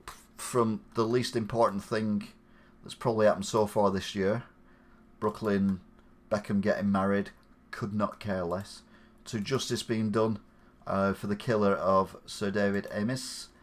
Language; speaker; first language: English; native; English